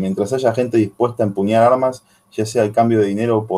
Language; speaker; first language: Spanish; native; Spanish